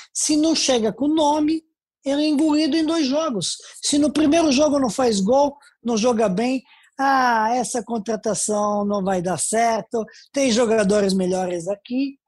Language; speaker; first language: Portuguese; non-native, fluent; Serbian